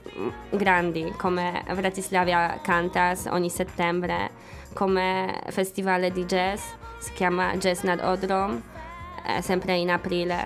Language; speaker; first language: Italian; non-native, fluent; Polish